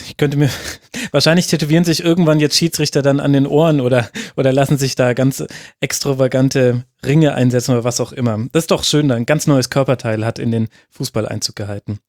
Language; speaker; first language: German; native; German